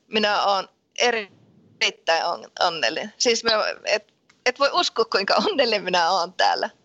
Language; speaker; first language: Finnish; early bilingual, heritage; Finnish